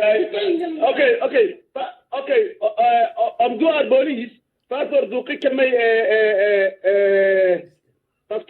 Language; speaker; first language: Swedish; non-native, learner; Somali